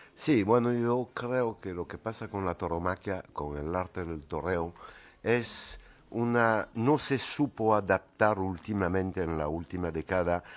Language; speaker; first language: Spanish; non-native, fluent; French